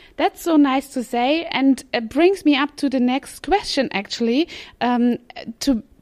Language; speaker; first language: English; non-native, fluent; German